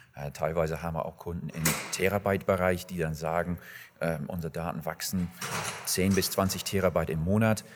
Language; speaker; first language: German; non-native, fluent; English